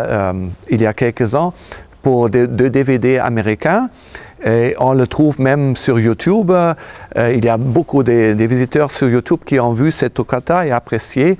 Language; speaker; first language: French; non-native, fluent; German